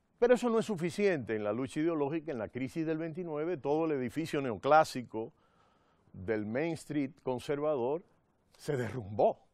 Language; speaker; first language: Spanish; native; Spanish